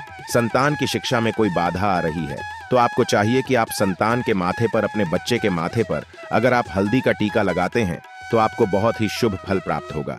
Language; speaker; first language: Hindi; native; Hindi